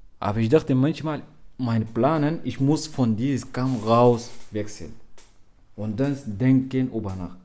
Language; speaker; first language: German; non-native, learner; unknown